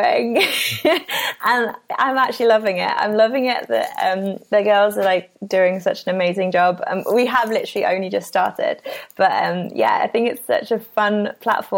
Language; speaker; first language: English; native; English